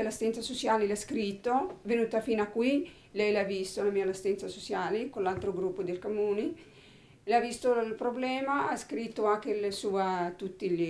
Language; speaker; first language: Italian; non-native, learner; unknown